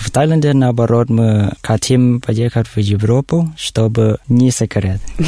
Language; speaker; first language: Russian; non-native, learner; Thai